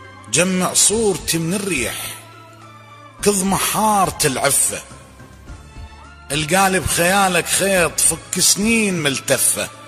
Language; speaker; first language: Arabic; native; Arabic